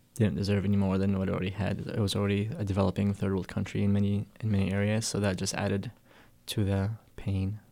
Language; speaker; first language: English; early bilingual, other home language; Arabic